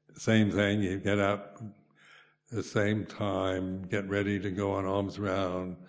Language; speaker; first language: English; native; English